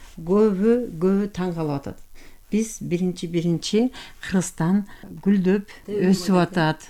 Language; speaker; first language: Kyrgyz; non-native, local second language; Turkish